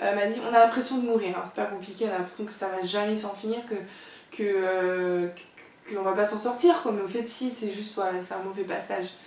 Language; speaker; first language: French; native; French